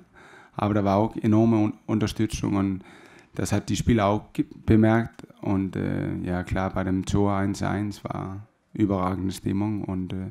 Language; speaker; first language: German; non-native, fluent; Danish